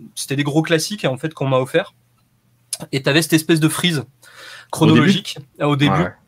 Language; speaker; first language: French; native; French